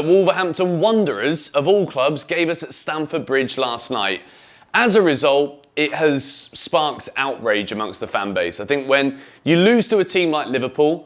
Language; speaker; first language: English; native; English